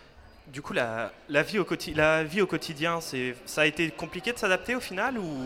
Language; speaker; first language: French; native; French